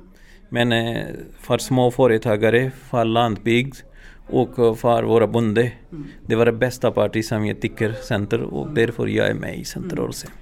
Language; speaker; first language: Swedish; non-native, learner; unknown